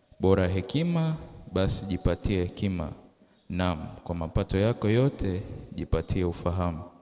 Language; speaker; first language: Swahili; native; Swahili